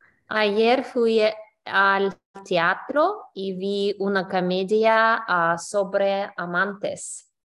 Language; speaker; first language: Spanish; non-native, learner; English